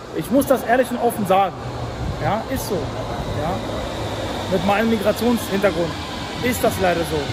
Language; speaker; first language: German; early bilingual, other home language; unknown